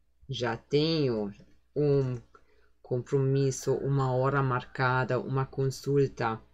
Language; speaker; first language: Portuguese; non-native, fluent; German